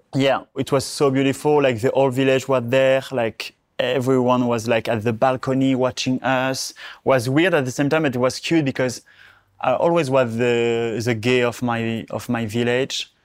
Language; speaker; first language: English; non-native, learner; French